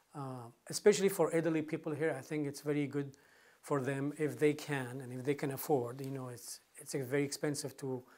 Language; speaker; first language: English; non-native, fluent; Kurdish